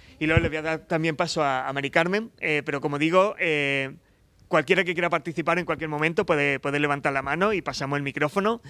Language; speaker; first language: Spanish; native; Spanish